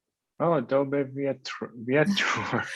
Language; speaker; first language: Polish; non-native, learner; English